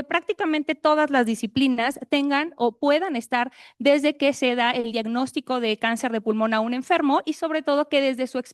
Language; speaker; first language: Spanish; native; Spanish